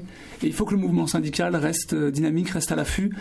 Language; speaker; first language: French; native; French